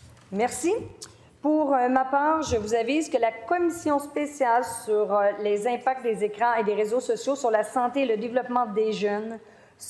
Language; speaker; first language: French; native; French